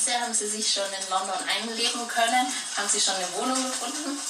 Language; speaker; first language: German; native; German